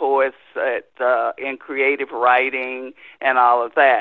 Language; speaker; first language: English; native; English